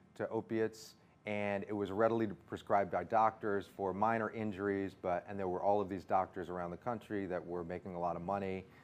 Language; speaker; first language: English; native; English